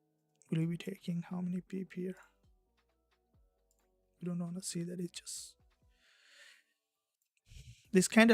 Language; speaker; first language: English; non-native, fluent; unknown